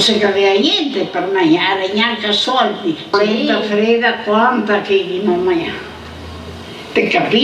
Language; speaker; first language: Italian; early bilingual, heritage; Venetian